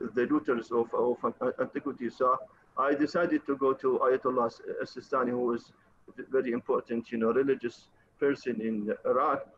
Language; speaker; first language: English; non-native, fluent; Arabic